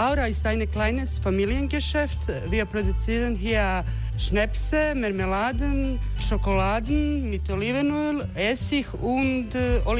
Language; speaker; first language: German; non-native, fluent; Croatian